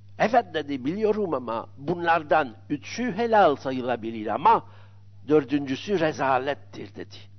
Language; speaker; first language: Turkish; non-native, fluent; French